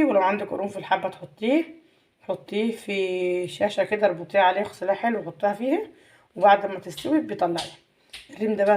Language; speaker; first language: Arabic; native; Arabic